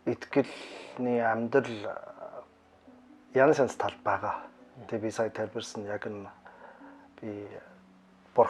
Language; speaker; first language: Mongolian; non-native, learner; German